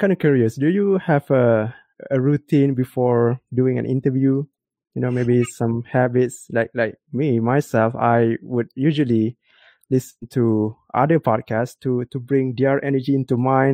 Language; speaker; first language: English; non-native, local second language; Malay